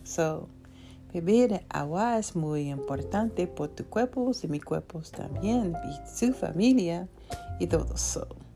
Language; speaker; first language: Spanish; non-native, learner; English